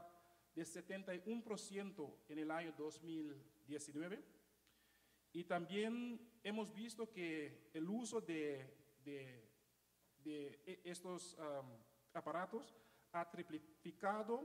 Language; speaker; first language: Spanish; non-native, fluent; Papiamento